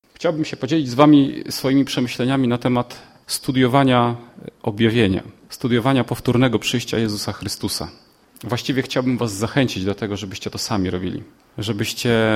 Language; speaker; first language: Polish; native; Polish